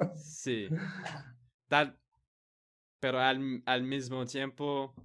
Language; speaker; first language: Spanish; non-native, learner; English